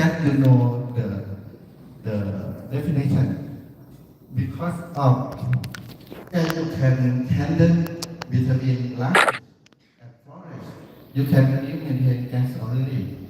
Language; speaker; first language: English; non-native, learner; Thai